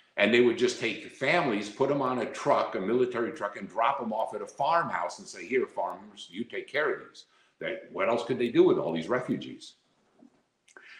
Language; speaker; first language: English; native; English